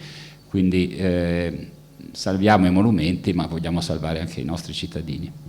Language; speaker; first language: Italian; native; Italian